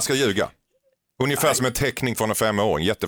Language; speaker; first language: Swedish; native; Swedish